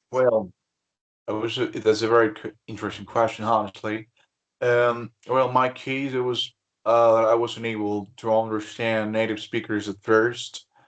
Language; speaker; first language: English; non-native, fluent; Spanish